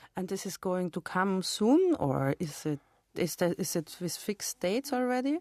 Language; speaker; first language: English; non-native, fluent; German